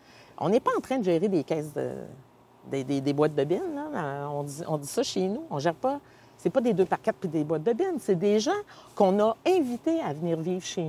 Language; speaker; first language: French; native; French